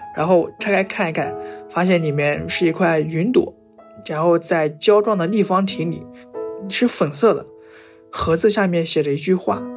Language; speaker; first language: Chinese; native; Chinese